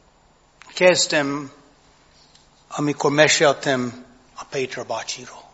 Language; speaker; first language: Hungarian; non-native, fluent; English